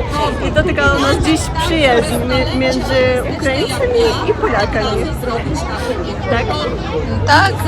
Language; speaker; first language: Polish; non-native, learner; Ukrainian